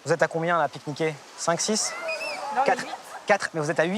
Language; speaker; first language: French; native; French